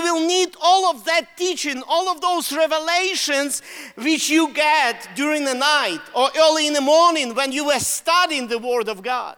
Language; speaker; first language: English; non-native, fluent; Russian